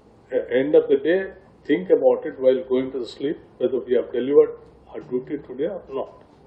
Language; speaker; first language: English; non-native, local second language; Telugu